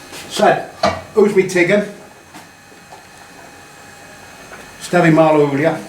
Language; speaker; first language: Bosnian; non-native, learner; English